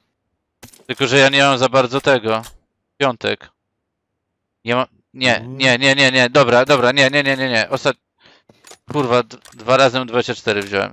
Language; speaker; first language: Polish; native; Polish